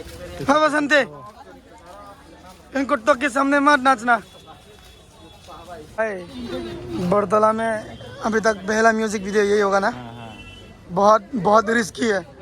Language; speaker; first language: Hindi; non-native, local second language; Bangla